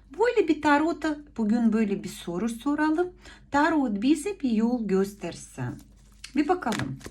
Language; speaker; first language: Turkish; non-native, fluent; Ukrainian